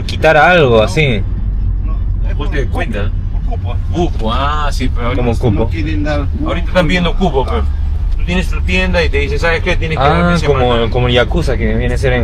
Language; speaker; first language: Spanish; early bilingual, heritage; Japanese